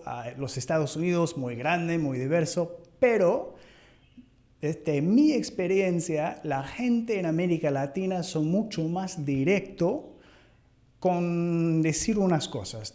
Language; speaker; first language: Spanish; non-native, fluent; English